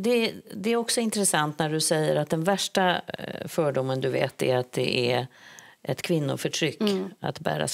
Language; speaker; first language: Swedish; native; Swedish